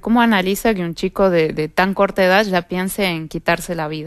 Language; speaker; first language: Spanish; native; Spanish